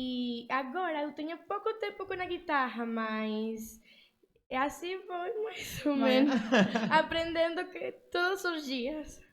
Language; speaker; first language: Portuguese; early bilingual, other home language; Spanish